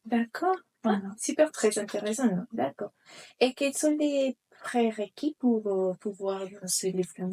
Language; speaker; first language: French; non-native, fluent; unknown